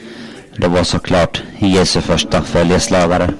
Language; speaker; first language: Swedish; non-native, local second language; Finnish